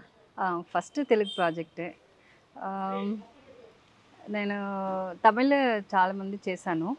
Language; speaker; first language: Telugu; non-native, local second language; Tamil